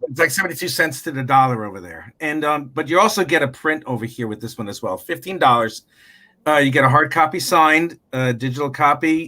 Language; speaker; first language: English; native; English